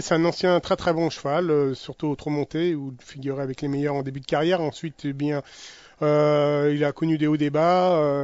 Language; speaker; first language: French; native; French